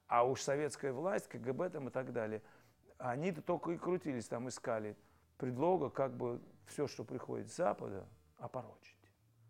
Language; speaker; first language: Russian; native; Russian